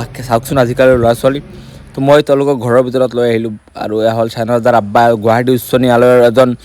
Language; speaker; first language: Assamese; non-native, local second language; Bangla